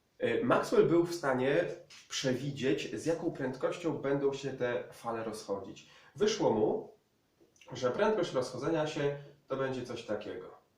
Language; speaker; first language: Polish; native; Polish